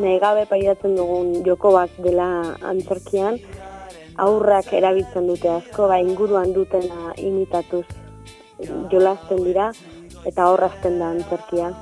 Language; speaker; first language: Basque; native; Basque